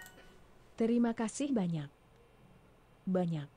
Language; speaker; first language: Indonesian; non-native, learner; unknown